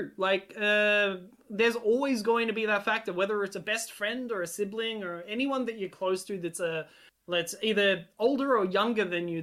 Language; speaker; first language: English; non-native, local second language; Hungarian